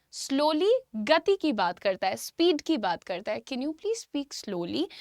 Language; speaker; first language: Hindi; native; Hindi